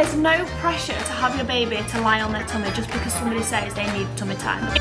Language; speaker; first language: English; native; English